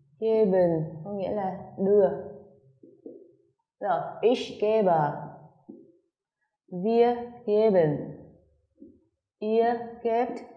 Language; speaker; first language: German; non-native, fluent; Vietnamese